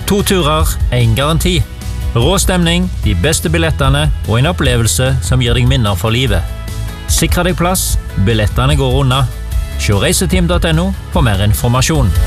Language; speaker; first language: Norwegian; native; Norwegian